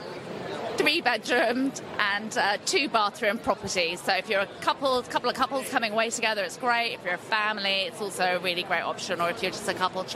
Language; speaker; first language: English; native; English